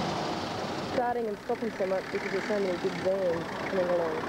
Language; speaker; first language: English; native; English